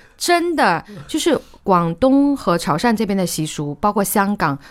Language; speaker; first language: Chinese; native; Chinese